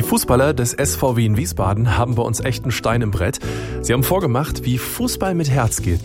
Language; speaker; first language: German; native; German